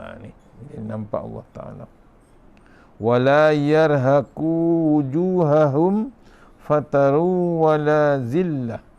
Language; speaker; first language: Malay; native; Malay